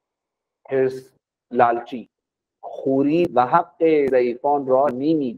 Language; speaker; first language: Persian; non-native, fluent; Urdu